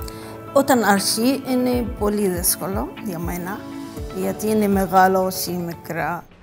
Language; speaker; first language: Greek; non-native, learner; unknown